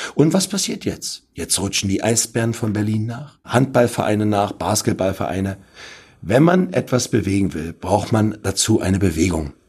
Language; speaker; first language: German; native; German